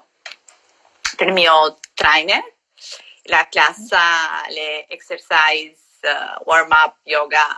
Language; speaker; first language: Italian; non-native, learner; Albanian